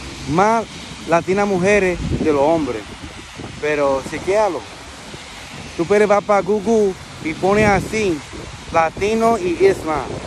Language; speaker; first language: Spanish; early bilingual, heritage; Spanish